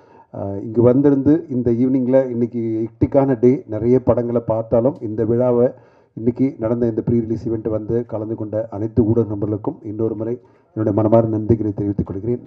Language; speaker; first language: Tamil; native; Tamil